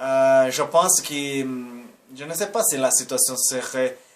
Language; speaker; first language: French; non-native, learner; Portuguese